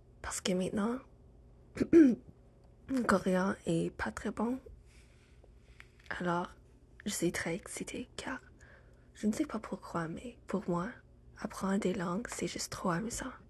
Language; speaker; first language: French; non-native, learner; English